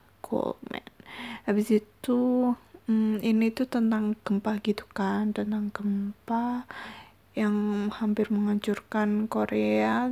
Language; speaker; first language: Indonesian; native; Indonesian